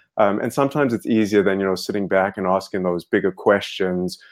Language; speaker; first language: English; native; English